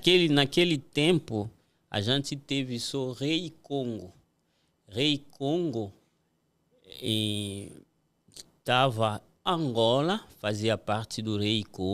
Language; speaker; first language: Portuguese; non-native, fluent; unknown